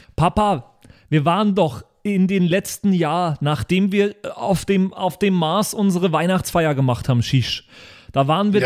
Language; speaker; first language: German; native; German